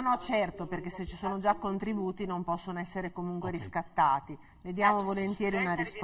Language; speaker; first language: Italian; native; Italian